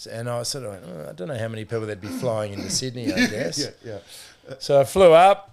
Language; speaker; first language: English; native; English